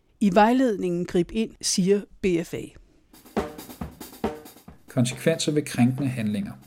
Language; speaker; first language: Danish; native; Danish